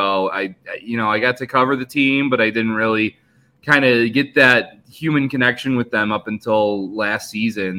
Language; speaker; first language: English; native; English